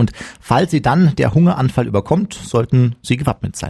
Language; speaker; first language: German; native; German